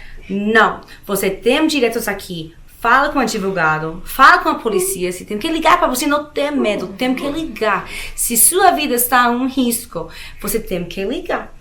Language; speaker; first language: Portuguese; non-native, fluent; Spanish